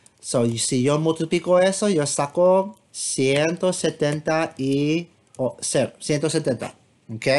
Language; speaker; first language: Spanish; non-native, fluent; English